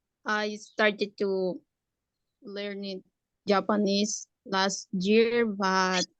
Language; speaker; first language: English; non-native, learner; Spanish